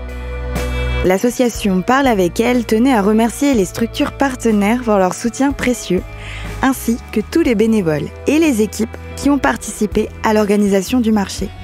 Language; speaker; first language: French; native; French